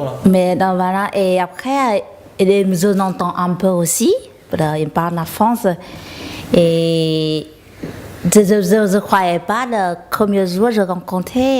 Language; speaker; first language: French; non-native, learner; Vietnamese